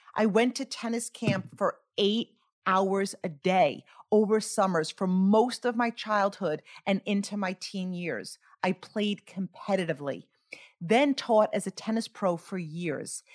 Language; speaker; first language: English; native; English